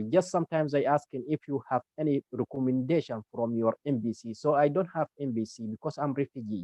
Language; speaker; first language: English; non-native, learner; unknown